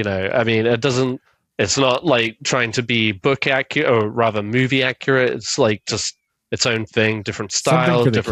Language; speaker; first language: English; native; English